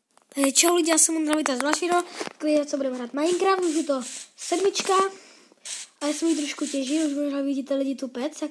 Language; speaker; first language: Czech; non-native, learner; Slovak